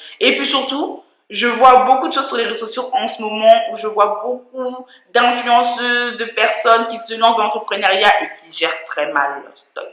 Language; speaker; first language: French; native; French